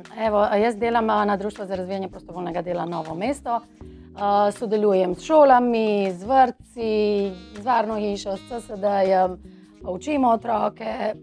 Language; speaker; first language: Slovenian; non-native, fluent; Albanian